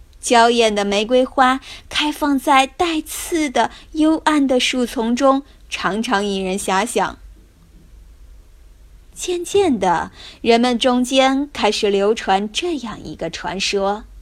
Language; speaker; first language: Chinese; native; Chinese